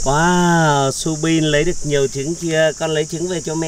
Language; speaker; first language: Vietnamese; native; Vietnamese